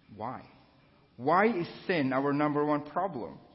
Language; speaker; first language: English; non-native, local second language; Filipino